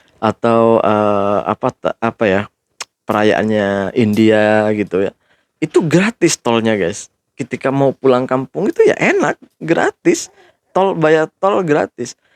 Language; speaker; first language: Indonesian; native; Indonesian